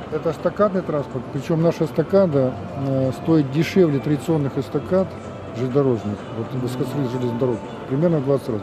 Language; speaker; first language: Russian; native; Russian